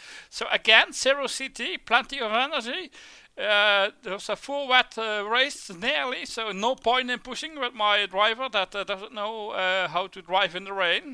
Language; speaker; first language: English; non-native, fluent; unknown